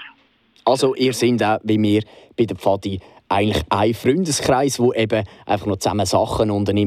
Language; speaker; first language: German; native; German